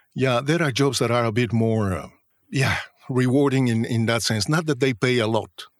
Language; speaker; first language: English; non-native, fluent; Spanish